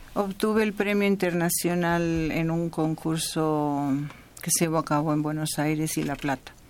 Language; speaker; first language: Spanish; native; Spanish